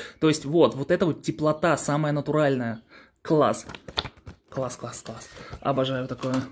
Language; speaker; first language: Russian; early bilingual, heritage; Russian